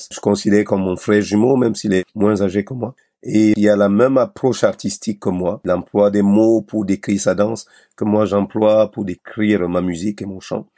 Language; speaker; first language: French; non-native, local second language; Basaa